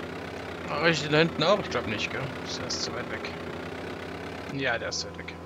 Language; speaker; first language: German; native; German